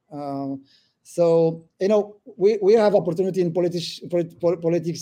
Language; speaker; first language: English; early bilingual, other home language; Amharic